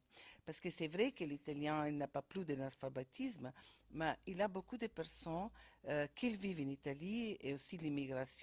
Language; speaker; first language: French; non-native, fluent; Italian